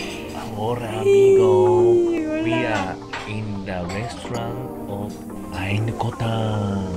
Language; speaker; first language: English; non-native, learner; Japanese